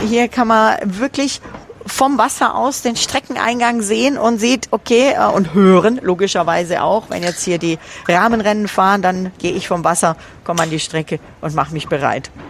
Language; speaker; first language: German; native; German